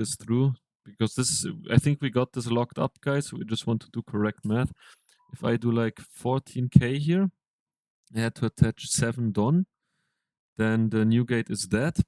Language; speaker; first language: English; non-native, fluent; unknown